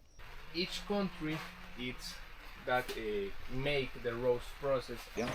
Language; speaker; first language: English; non-native, learner; Spanish